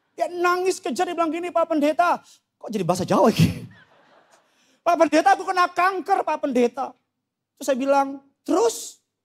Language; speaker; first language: Indonesian; native; Indonesian